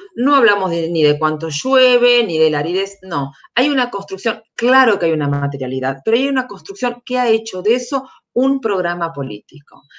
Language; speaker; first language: Spanish; native; Spanish